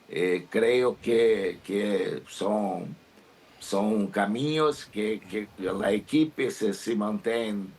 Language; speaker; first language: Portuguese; non-native, learner; Spanish